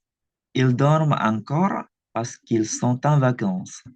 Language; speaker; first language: French; non-native, fluent; Indonesian